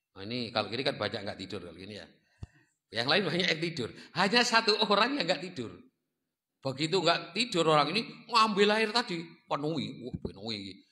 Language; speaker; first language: Indonesian; non-native, local second language; Javanese